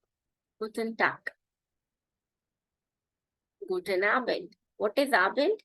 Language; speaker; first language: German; non-native, fluent; Hindi